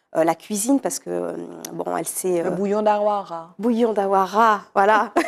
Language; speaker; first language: French; native; French